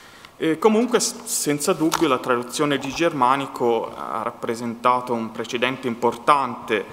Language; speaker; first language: Italian; native; Italian